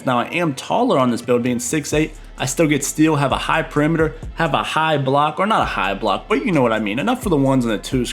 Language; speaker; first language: English; native; English